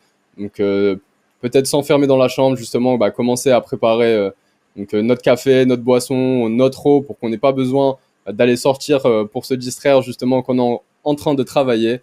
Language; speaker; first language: French; native; French